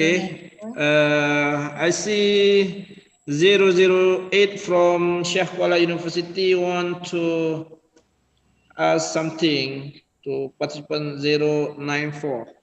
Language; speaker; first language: English; non-native, learner; Indonesian